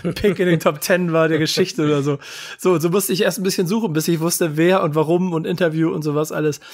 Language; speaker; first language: German; native; German